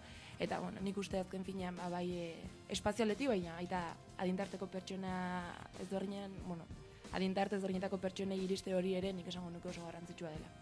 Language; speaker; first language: Basque; native; Basque